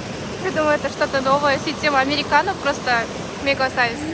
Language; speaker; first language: Russian; non-native, local second language; Kazakh